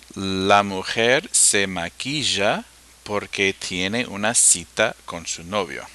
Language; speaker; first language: Spanish; non-native, fluent; English